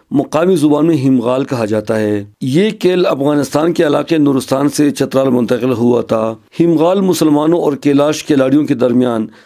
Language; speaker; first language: Urdu; non-native, local second language; Khowar